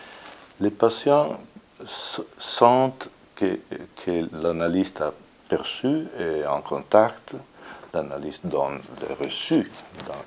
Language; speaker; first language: French; non-native, fluent; Italian